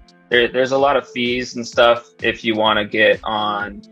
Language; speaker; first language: English; native; English